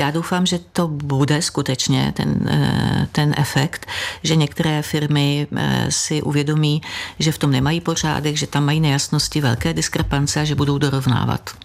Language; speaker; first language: Czech; native; Czech